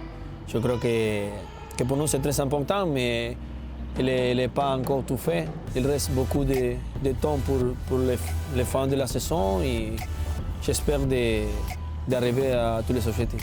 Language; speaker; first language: French; non-native, learner; Spanish